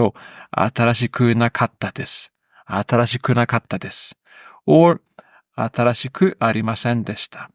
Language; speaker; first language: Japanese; non-native, learner; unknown